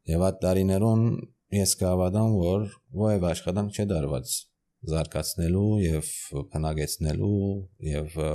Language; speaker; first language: Armenian; early bilingual, heritage; Armenian